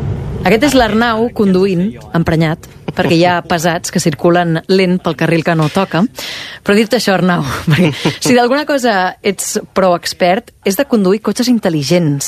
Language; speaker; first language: Catalan; native; Catalan